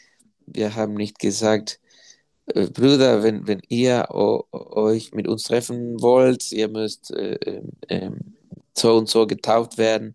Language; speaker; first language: German; non-native, fluent; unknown